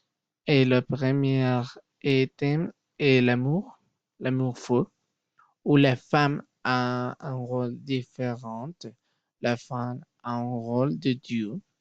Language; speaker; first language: French; non-native, learner; Spanish